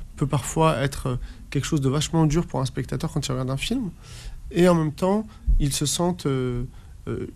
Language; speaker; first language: French; early bilingual, other home language; Arabic